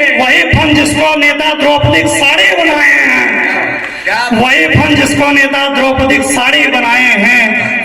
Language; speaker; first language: Hindi; native; Hindi